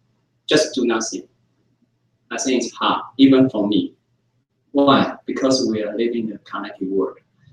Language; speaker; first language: English; non-native, fluent; Chinese